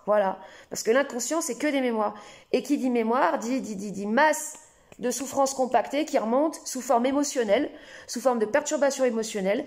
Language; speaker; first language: French; native; French